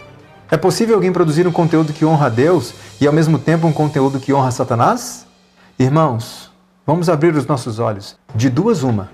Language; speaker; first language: Portuguese; native; Portuguese